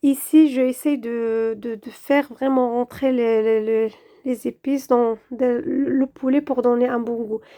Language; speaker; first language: French; non-native, local second language; Arabic